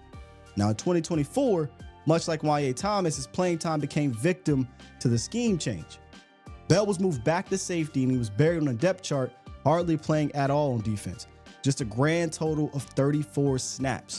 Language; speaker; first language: English; native; English